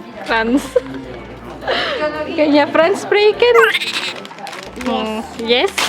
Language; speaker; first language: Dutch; non-native, learner; Filipino